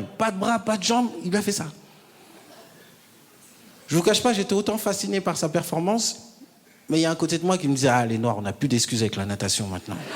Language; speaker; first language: French; native; French